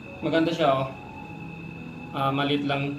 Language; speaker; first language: Filipino; native; Filipino